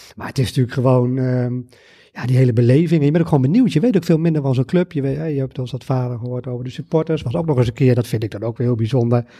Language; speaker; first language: Dutch; native; Dutch